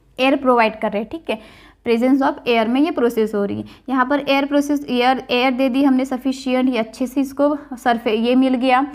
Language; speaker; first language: Hindi; non-native, local second language; Marathi